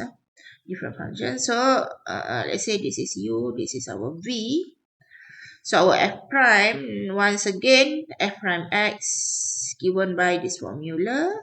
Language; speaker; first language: English; non-native, local second language; Malay